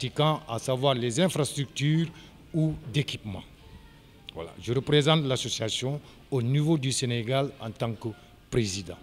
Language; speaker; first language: French; non-native, local second language; Wolof